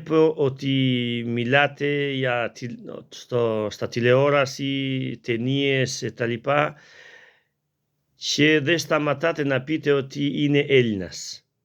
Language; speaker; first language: Greek; non-native, learner; Albanian